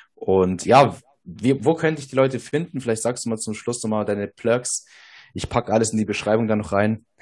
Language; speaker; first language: German; native; German